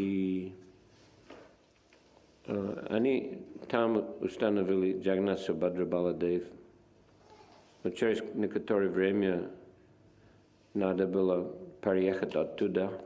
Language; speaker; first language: Russian; non-native, fluent; English